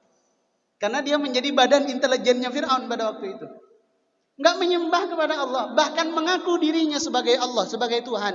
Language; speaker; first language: Indonesian; native; Indonesian